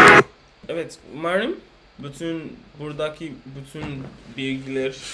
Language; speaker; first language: Turkish; non-native, learner; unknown